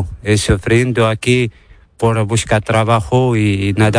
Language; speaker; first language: Spanish; non-native, learner; Arabic